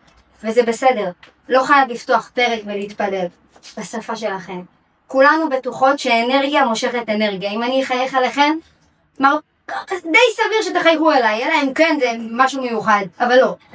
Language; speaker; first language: Hebrew; native; Hebrew